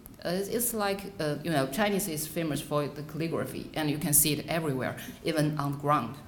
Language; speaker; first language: English; non-native, fluent; Chinese